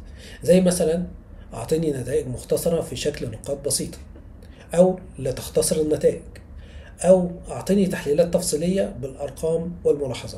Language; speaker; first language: Arabic; native; Arabic